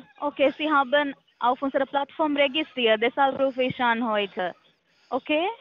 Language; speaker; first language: German; non-native, learner; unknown